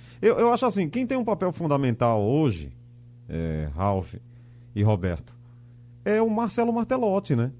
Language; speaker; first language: Portuguese; native; Portuguese